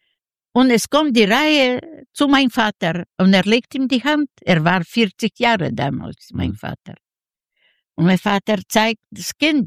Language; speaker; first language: German; non-native, learner; Yiddish